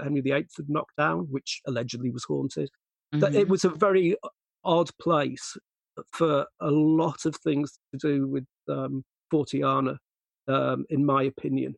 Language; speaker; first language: English; native; English